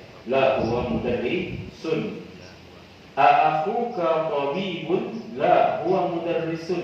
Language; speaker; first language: Arabic; non-native, fluent; Indonesian